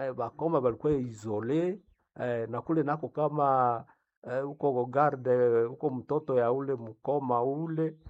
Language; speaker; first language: Swahili; non-native, local second language; Nande